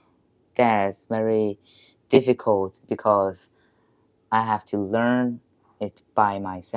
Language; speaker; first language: English; non-native, learner; Chinese